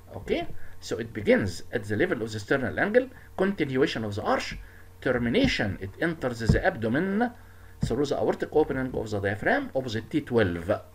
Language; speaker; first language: English; non-native, fluent; Arabic